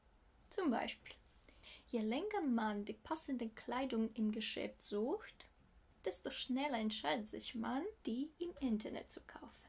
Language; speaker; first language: German; non-native, fluent; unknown